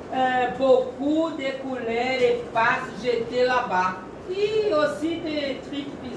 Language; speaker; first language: French; non-native, learner; Portuguese